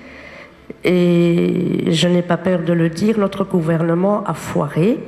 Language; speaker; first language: French; native; French